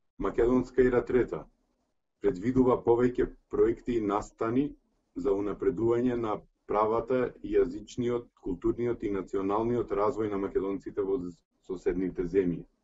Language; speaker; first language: Macedonian; early bilingual, heritage; Macedonian